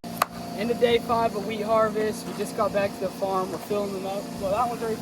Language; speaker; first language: English; native; English